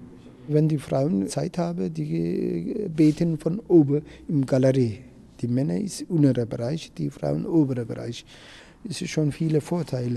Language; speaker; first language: German; non-native, learner; Turkish